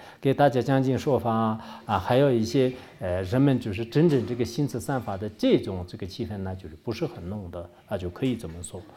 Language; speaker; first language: Chinese; non-native, local second language; Tibetan